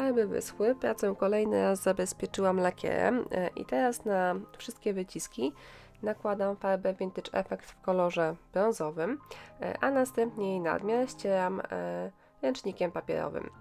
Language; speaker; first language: Polish; native; Polish